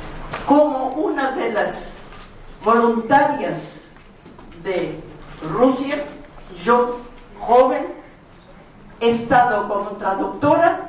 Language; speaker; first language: Spanish; non-native, fluent; Russian